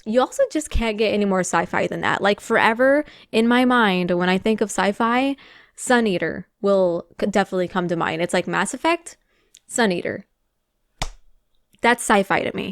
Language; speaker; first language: English; native; English